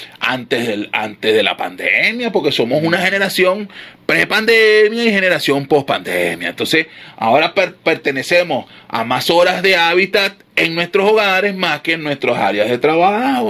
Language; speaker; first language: Spanish; native; Spanish